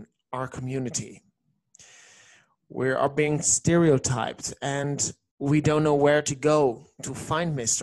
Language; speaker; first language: English; non-native, fluent; Dutch